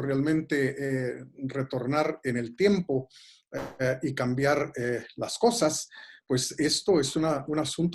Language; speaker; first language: Spanish; native; Spanish